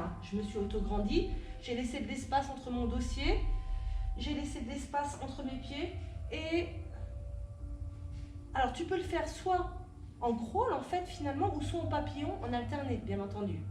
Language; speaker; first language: French; native; French